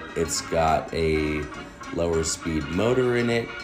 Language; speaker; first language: English; native; English